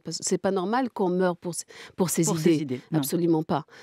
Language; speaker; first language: French; non-native, local second language; Kabyle